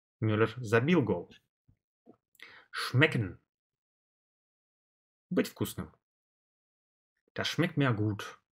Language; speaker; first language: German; non-native, fluent; Russian